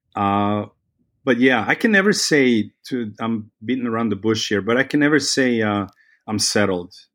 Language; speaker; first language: English; non-native, fluent; Serbian